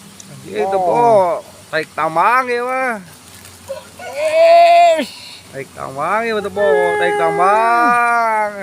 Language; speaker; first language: Indonesian; non-native, local second language; Sundanese